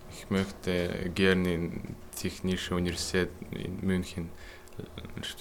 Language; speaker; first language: German; non-native, learner; Russian